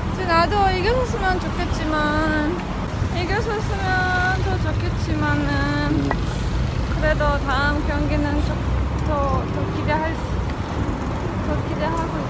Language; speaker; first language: Korean; non-native, fluent; Romanian